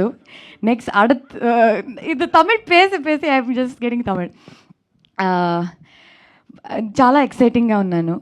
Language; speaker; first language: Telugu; non-native, learner; Kannada